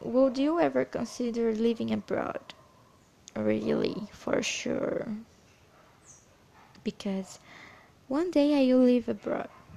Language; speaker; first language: English; non-native, learner; Portuguese